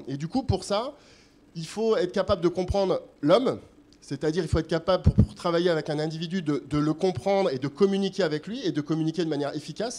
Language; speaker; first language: French; native; French